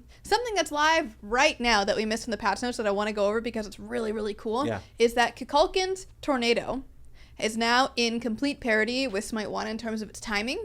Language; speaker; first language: English; native; English